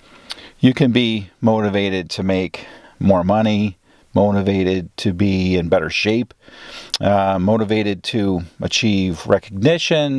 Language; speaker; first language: English; native; English